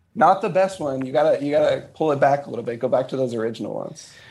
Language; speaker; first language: English; native; English